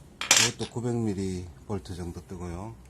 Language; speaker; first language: Korean; native; Korean